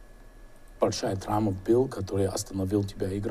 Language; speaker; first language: Russian; non-native, learner; English